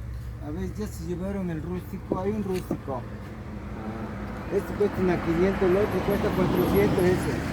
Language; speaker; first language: Spanish; native; Spanish